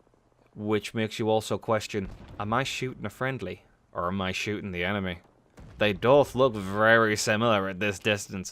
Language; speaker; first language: English; native; English